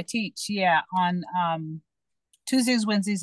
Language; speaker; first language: English; native; English